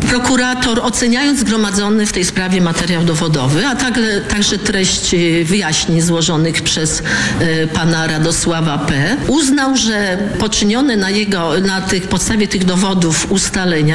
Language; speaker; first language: Polish; native; Polish